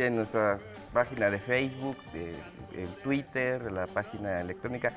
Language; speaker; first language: Spanish; native; Spanish